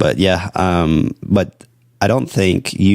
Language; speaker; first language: English; native; English